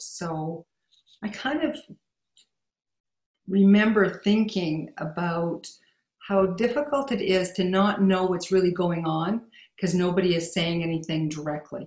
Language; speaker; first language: English; native; English